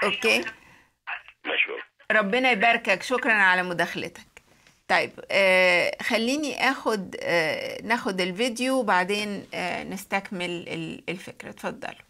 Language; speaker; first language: Arabic; native; Arabic